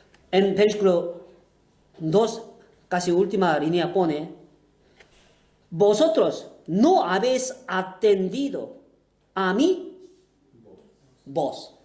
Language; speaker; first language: Spanish; non-native, fluent; Korean